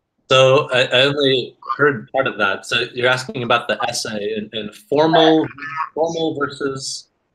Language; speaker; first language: English; native; English